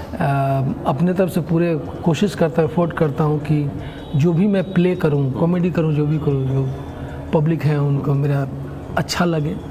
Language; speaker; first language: Hindi; non-native, local second language; Bhojpuri